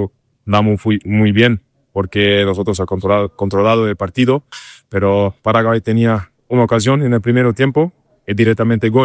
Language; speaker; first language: Spanish; non-native, learner; German